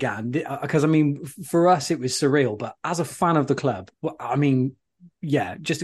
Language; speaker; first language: English; native; English